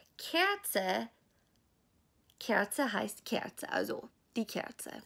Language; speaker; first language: German; non-native, fluent; English